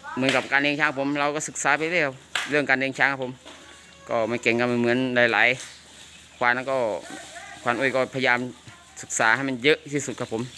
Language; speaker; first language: Thai; non-native, local second language; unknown